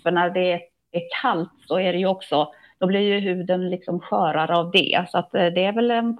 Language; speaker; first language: Swedish; native; Swedish